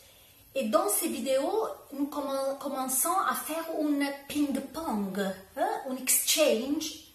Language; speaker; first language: French; non-native, learner; Italian